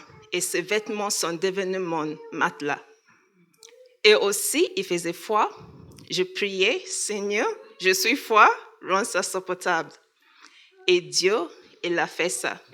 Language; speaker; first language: French; non-native, learner; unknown